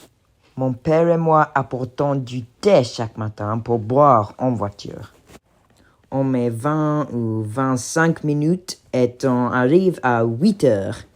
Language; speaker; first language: French; non-native, learner; English